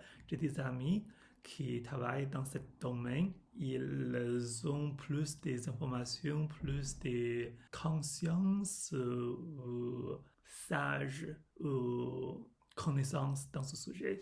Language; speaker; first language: French; non-native, learner; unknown